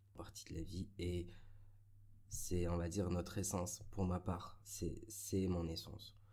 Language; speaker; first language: French; non-native, local second language; Arabic